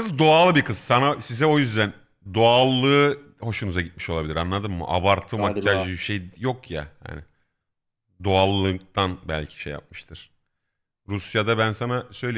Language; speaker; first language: Turkish; native; Turkish